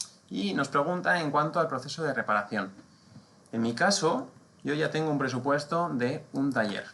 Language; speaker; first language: Spanish; native; Spanish